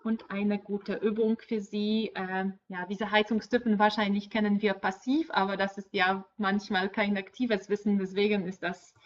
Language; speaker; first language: German; non-native, fluent; Polish